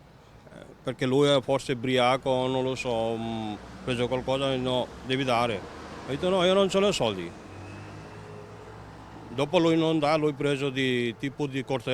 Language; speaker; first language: Italian; non-native, learner; Bangla